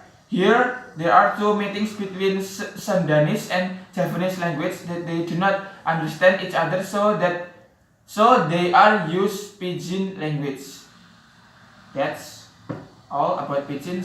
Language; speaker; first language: English; non-native, learner; Javanese